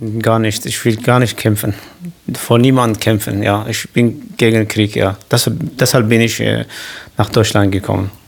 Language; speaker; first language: German; non-native, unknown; Kurdish